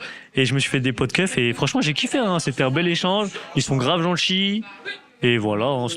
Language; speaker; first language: French; native; French